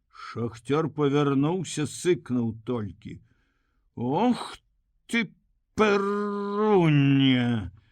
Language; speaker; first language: Belarusian; native; Belarusian